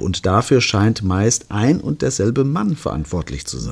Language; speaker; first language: German; native; German